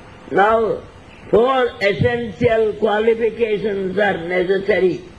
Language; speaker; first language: English; non-native, local second language; Odia